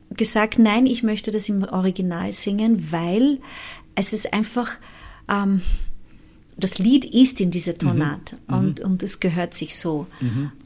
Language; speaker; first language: German; non-native, fluent; Portuguese